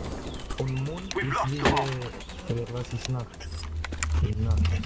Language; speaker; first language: German; non-native, learner; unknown